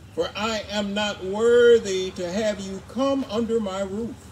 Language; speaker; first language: English; native; English